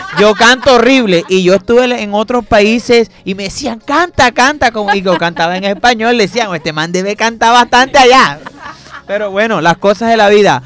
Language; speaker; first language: Spanish; native; Spanish